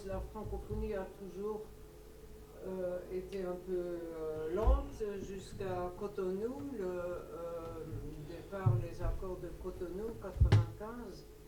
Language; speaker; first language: French; non-native, local second language; Luxembourgish